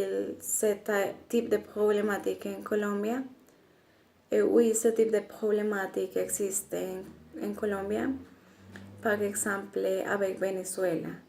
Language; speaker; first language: French; non-native, learner; Spanish